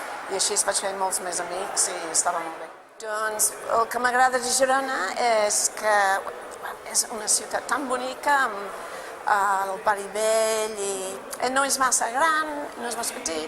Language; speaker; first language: Catalan; non-native, fluent; English